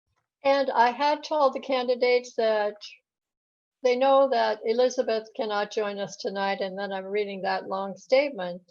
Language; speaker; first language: English; native; English